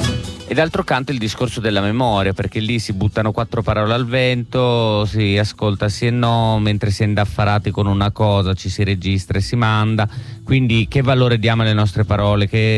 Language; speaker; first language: Italian; native; Italian